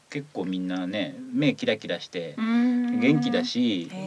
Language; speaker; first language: Japanese; native; Japanese